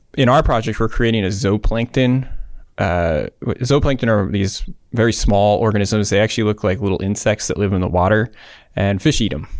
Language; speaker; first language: English; native; English